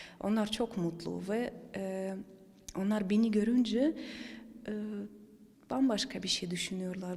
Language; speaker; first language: Turkish; non-native, fluent; Russian